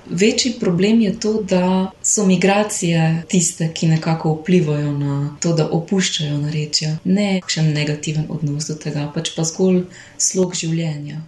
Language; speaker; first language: Slovenian; native; Slovenian